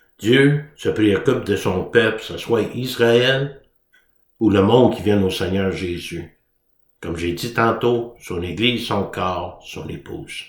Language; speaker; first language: French; native; French